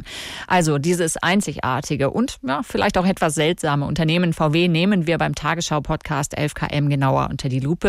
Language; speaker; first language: German; native; German